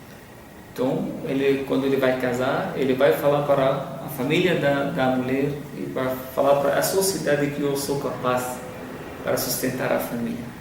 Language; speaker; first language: Portuguese; non-native, fluent; Arabic